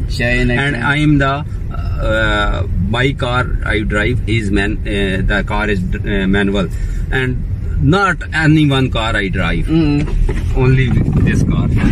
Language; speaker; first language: English; non-native, learner; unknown